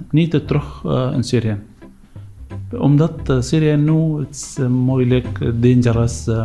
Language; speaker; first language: Dutch; non-native, learner; Arabic